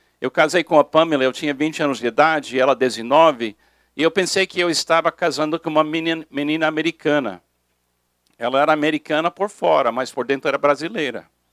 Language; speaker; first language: Portuguese; non-native, fluent; English